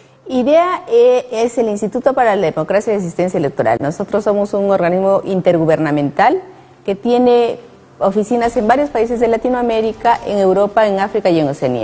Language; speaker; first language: Spanish; native; Spanish